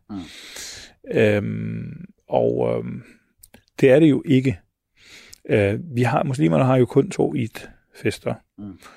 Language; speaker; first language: Danish; early bilingual, other home language; Arabic